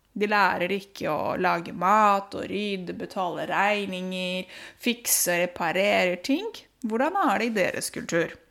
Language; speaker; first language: Norwegian; non-native, fluent; Romanian